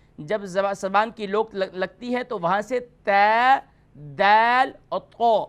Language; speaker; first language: Urdu; native; Urdu